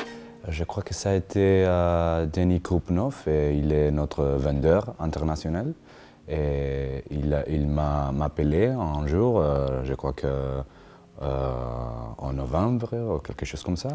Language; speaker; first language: French; non-native, learner; Spanish